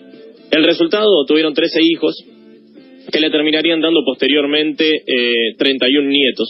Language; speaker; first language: Spanish; native; Spanish